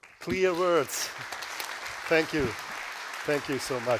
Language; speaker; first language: English; non-native, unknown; Hungarian